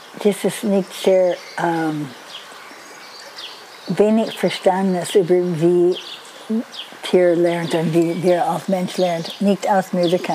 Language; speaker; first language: German; non-native, learner; English